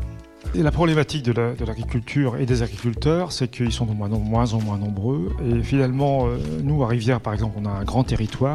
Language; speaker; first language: French; native; French